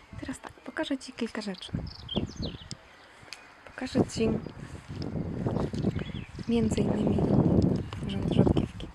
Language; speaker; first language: Polish; native; Polish